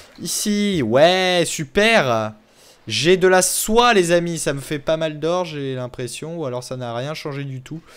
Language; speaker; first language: French; native; French